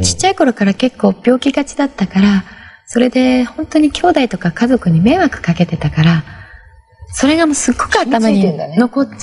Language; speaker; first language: Japanese; native; Japanese